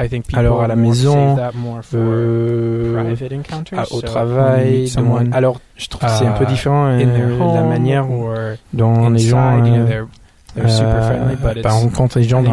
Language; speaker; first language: French; non-native, fluent; English